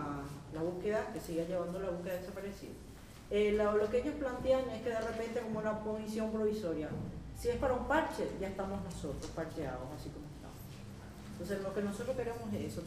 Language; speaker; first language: Spanish; native; Spanish